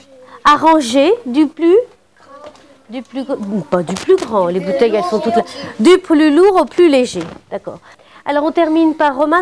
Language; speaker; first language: French; native; French